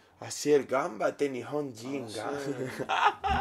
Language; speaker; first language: Japanese; non-native, learner; Spanish